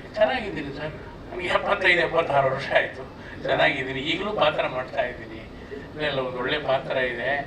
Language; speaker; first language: Kannada; native; Kannada